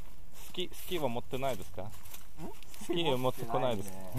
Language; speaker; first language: Japanese; non-native, learner; Russian